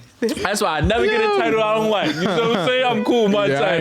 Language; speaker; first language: English; native; English